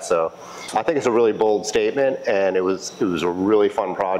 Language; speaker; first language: English; native; English